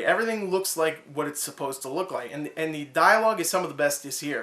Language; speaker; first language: English; native; English